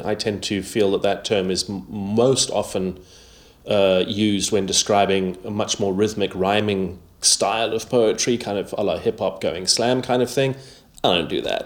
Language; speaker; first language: English; native; English